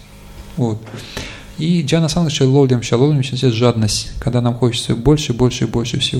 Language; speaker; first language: Russian; native; Russian